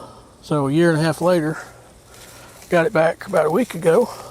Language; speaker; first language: English; native; English